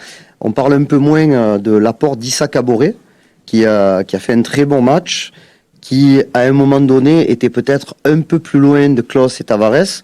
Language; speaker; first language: French; native; French